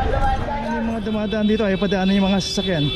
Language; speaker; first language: Filipino; native; Filipino